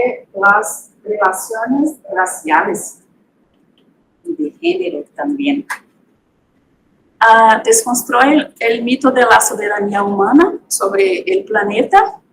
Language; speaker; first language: Spanish; non-native, fluent; Portuguese